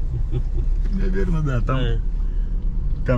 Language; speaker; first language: Russian; native; Russian